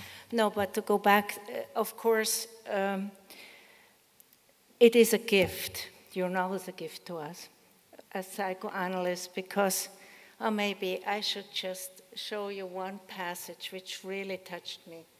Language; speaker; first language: English; non-native, fluent; German